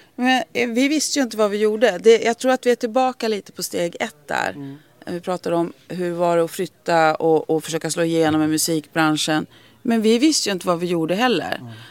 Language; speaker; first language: Swedish; native; Swedish